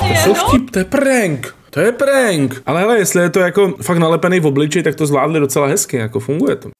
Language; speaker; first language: Czech; native; Czech